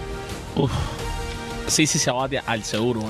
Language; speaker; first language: Spanish; native; Spanish